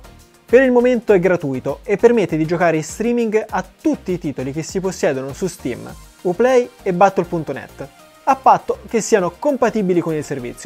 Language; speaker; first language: Italian; native; Italian